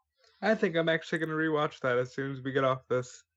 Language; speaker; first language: English; native; English